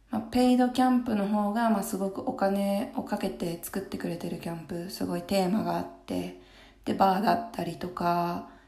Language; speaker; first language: Japanese; early bilingual, heritage; Japanese